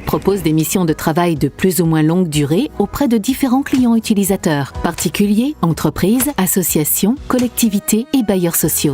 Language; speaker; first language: French; native; French